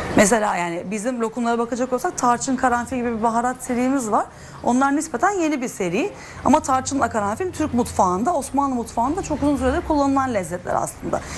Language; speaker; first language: Turkish; native; Turkish